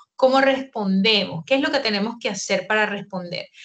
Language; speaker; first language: Spanish; native; Spanish